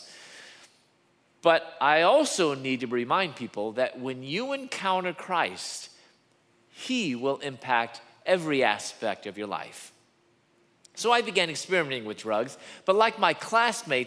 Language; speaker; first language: English; native; English